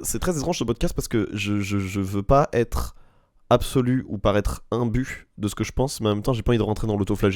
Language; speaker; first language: French; native; French